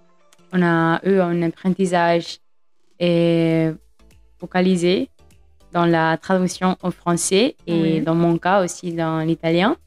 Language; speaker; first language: French; non-native, fluent; Spanish